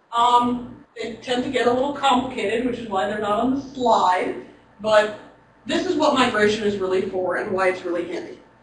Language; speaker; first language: English; native; English